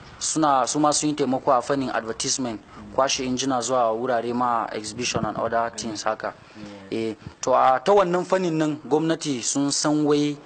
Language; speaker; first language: Hausa; non-native, local second language; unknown